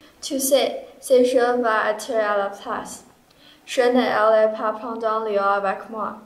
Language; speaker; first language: French; non-native, learner; English